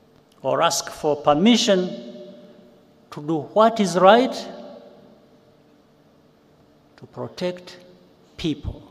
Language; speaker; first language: English; non-native, local second language; Kinyarwanda